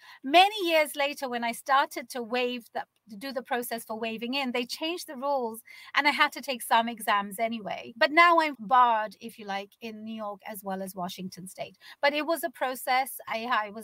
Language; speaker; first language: English; native; English